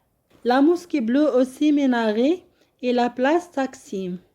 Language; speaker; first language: French; non-native, local second language; Arabic